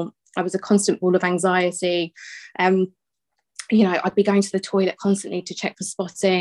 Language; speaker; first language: English; native; English